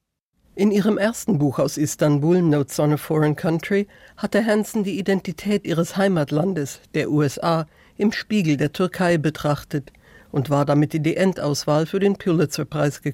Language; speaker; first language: German; native; German